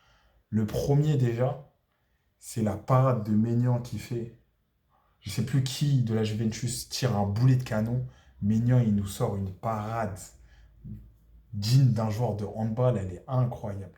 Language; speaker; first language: French; native; French